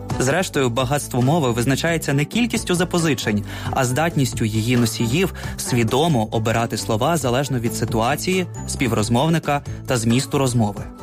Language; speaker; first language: Ukrainian; native; Ukrainian